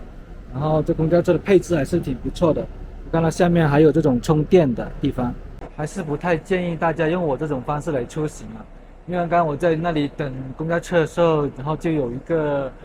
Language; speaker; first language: Chinese; native; Chinese